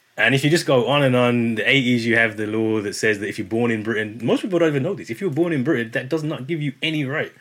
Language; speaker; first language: English; native; English